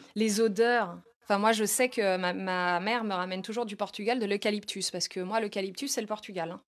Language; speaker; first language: French; native; French